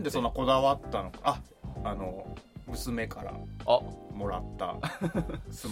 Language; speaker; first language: Japanese; native; Japanese